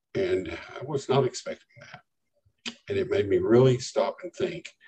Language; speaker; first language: English; native; English